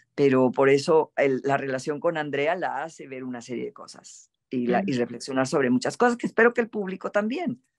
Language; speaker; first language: Spanish; native; Spanish